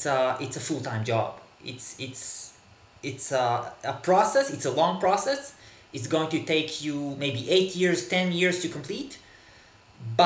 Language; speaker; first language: English; non-native, fluent; Hebrew